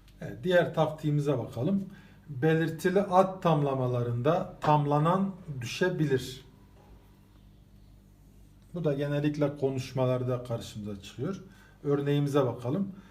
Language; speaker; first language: Turkish; native; Turkish